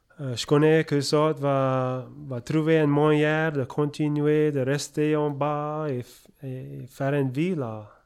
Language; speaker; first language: French; early bilingual, heritage; French